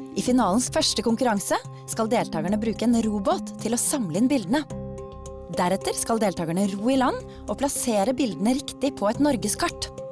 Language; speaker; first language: Norwegian; native; Norwegian